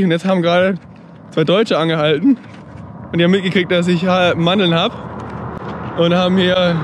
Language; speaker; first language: German; native; German